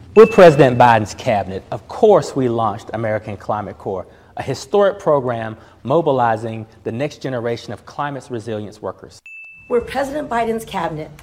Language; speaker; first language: English; non-native, fluent; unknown